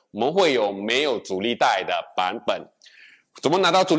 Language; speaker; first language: Chinese; native; Chinese